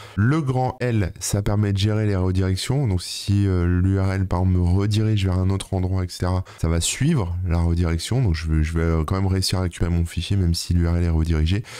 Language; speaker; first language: French; native; French